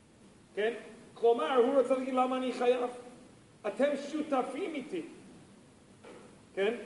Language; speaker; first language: Hebrew; non-native, fluent; English